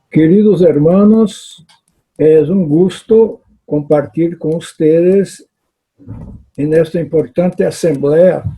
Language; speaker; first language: Spanish; non-native, fluent; Portuguese